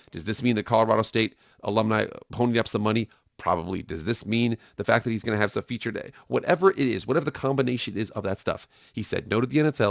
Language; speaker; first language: English; native; English